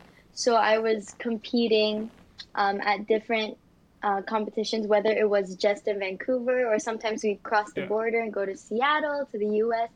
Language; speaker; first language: English; native; English